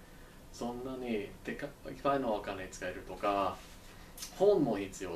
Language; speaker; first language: Japanese; non-native, learner; English